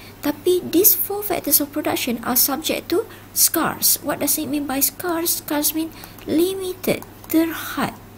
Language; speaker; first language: English; non-native, local second language; Malay